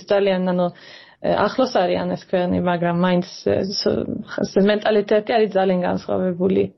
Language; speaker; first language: Georgian; early bilingual, heritage; Swedish